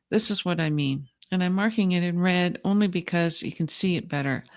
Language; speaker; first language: English; native; English